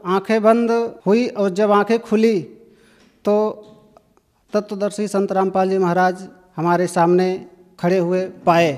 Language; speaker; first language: Hindi; native; Hindi